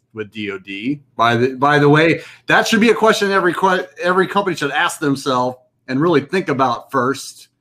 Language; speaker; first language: English; native; English